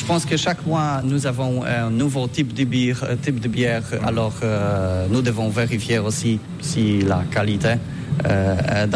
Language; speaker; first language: French; non-native, learner; Polish